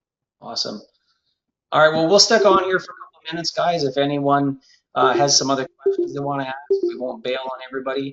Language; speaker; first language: English; native; English